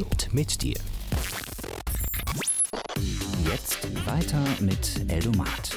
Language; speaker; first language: German; native; German